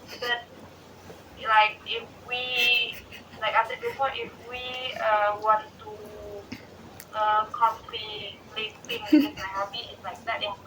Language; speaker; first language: English; non-native, learner; Indonesian